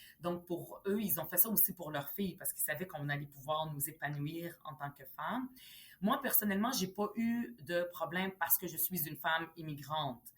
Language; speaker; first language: French; early bilingual, other home language; Arabic